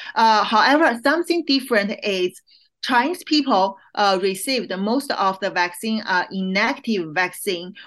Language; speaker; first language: English; non-native, fluent; Chinese